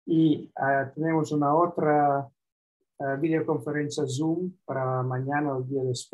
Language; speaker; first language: Spanish; non-native, fluent; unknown